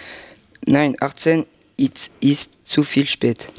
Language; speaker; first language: German; non-native, learner; French